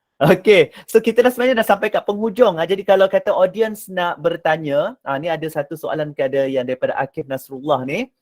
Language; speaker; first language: Malay; native; Malay